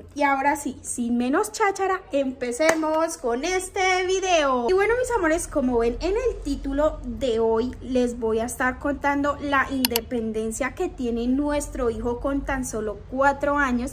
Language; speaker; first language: Spanish; native; Spanish